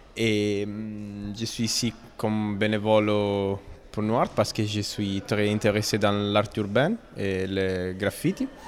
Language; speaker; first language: French; non-native, learner; Italian